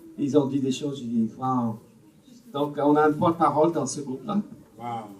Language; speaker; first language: French; non-native, fluent; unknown